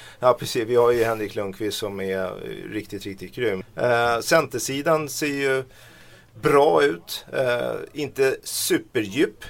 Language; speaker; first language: Swedish; native; Swedish